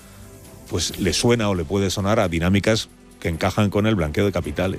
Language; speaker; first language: Spanish; native; Spanish